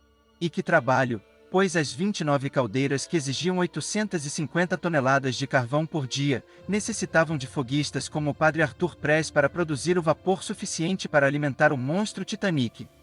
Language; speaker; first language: Portuguese; native; Portuguese